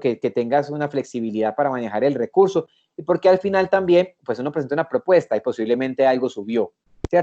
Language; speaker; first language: Spanish; native; Spanish